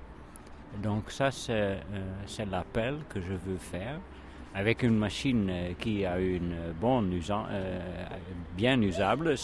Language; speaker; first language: French; non-native, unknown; Dutch